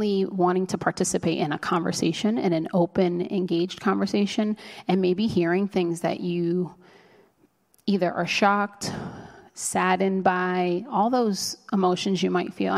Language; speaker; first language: English; early bilingual, other home language; Spanish